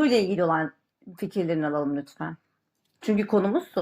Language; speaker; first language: Turkish; native; Turkish